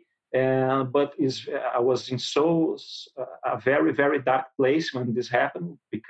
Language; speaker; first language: English; non-native, learner; Portuguese